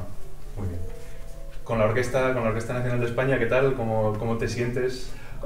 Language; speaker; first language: Spanish; native; Spanish